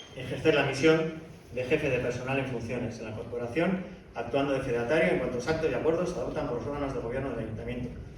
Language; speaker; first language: Spanish; native; Spanish